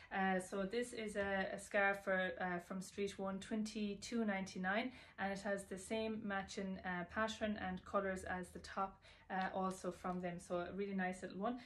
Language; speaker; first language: English; native; English